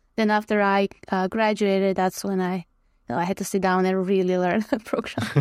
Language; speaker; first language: English; non-native, fluent; Croatian